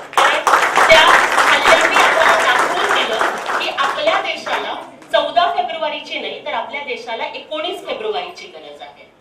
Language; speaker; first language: Marathi; non-native, local second language; Telugu